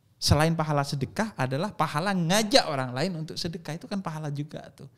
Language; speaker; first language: Indonesian; native; Indonesian